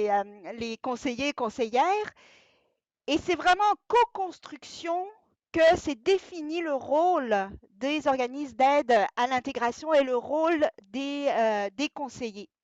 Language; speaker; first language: French; native; French